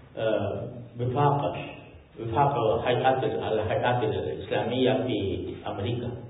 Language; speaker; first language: Arabic; non-native, fluent; Urdu